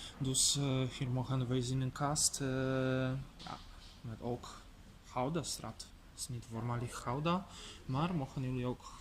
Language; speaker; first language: Dutch; non-native, learner; Polish